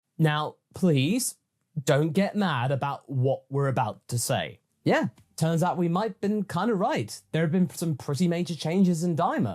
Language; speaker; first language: English; native; English